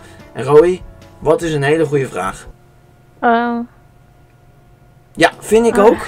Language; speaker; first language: Dutch; native; Dutch